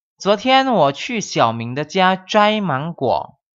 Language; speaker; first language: Chinese; non-native, fluent; Indonesian